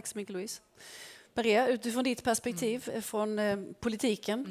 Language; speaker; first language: Swedish; native; Swedish